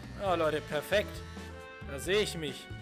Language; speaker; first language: German; native; German